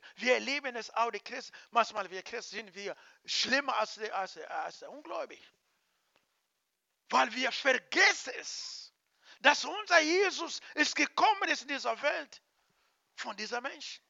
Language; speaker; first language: German; non-native, learner; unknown